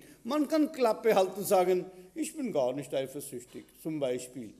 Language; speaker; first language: German; non-native, fluent; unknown